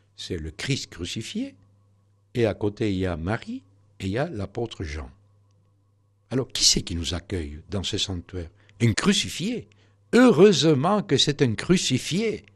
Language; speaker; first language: French; non-native, fluent; Spanish